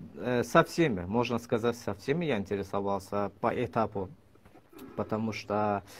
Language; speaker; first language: Russian; non-native, fluent; Azerbaijani